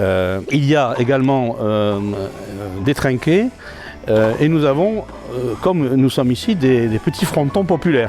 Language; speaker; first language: French; native; French